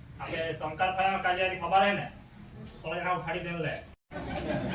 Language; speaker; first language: Gujarati; non-native, local second language; Gamit